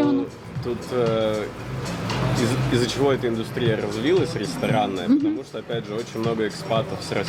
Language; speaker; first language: Russian; native; Russian